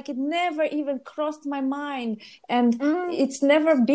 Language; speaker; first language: English; non-native, fluent; Romanian